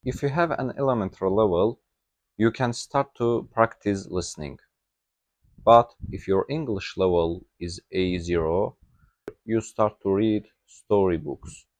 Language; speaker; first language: English; non-native, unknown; Azerbaijani